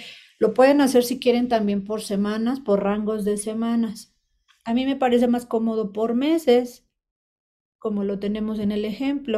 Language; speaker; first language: Spanish; native; Spanish